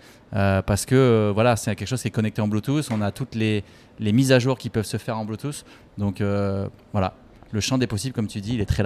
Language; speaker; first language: French; native; French